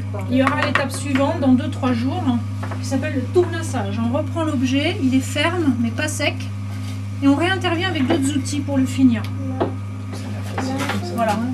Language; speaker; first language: French; native; French